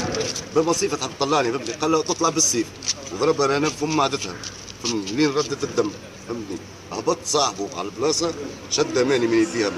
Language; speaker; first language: Arabic; native; Arabic